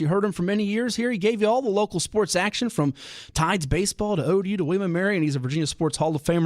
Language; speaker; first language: English; native; English